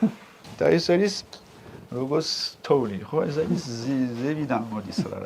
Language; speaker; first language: Georgian; non-native, learner; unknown